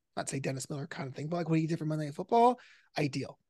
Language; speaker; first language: English; native; English